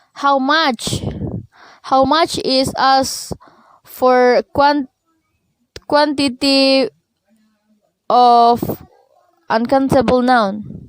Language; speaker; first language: English; non-native, learner; Indonesian